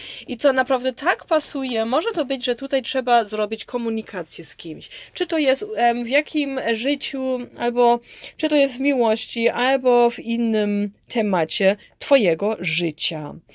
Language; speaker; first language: Polish; early bilingual, heritage; Polish